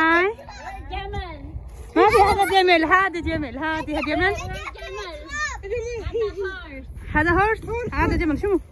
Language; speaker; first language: Arabic; non-native, learner; Bangla